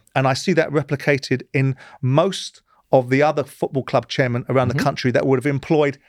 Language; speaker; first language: English; native; English